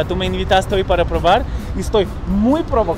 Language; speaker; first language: Spanish; non-native, fluent; Ukrainian